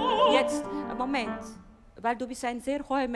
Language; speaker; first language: German; non-native, fluent; Bulgarian